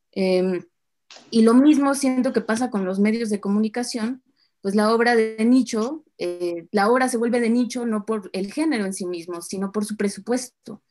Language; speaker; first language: Spanish; native; Spanish